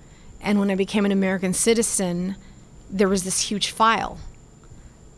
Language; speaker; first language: English; early bilingual, other home language; Spanish